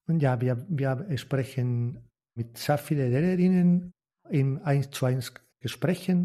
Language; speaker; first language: German; non-native, fluent; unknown